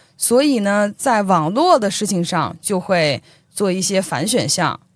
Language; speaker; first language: Chinese; native; Chinese